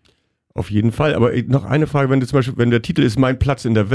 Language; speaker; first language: German; native; German